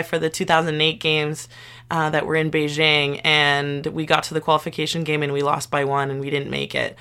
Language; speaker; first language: English; native; English